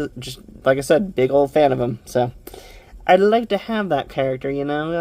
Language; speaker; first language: English; native; English